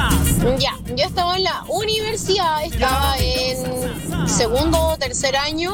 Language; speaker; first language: Spanish; native; Spanish